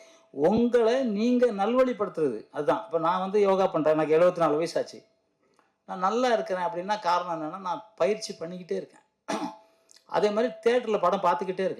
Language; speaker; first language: Tamil; native; Tamil